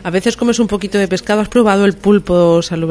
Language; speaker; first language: Spanish; native; Spanish